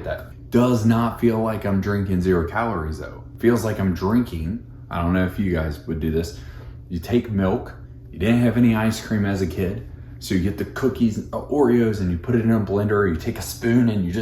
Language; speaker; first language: English; native; English